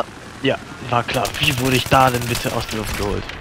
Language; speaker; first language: German; native; German